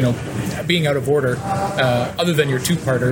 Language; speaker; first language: English; native; English